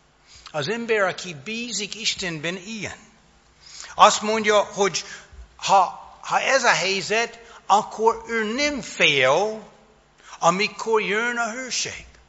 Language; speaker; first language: Hungarian; non-native, fluent; English